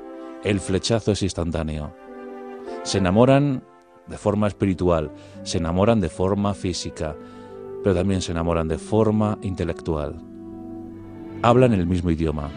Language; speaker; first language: Spanish; native; Spanish